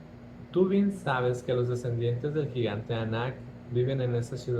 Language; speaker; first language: Spanish; native; Spanish